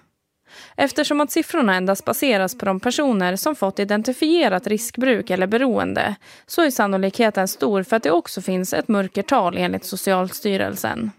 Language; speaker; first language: Swedish; non-native, fluent; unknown